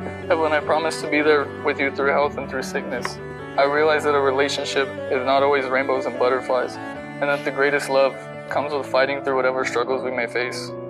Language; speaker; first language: English; native; English